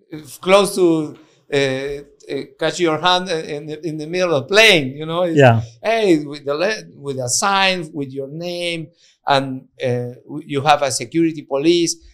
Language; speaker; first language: English; non-native, learner; Spanish